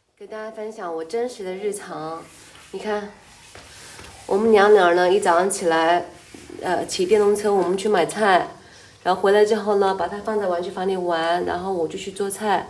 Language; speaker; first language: Chinese; native; Chinese